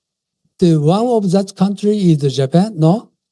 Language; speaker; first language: English; non-native, fluent; Japanese